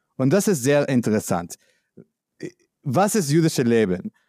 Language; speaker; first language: German; non-native, learner; English